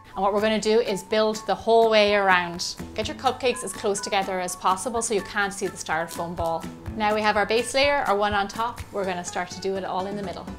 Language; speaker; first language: English; native; English